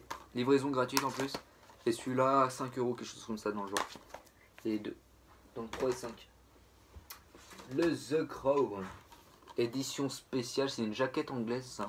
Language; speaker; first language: French; native; French